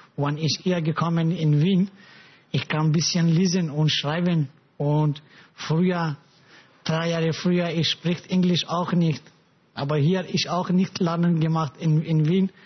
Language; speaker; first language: German; non-native, learner; Pashto